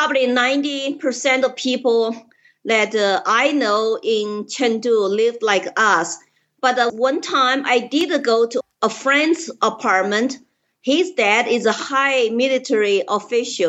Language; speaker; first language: English; non-native, fluent; Chinese